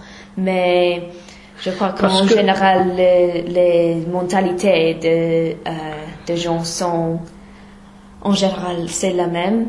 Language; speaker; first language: French; non-native, fluent; English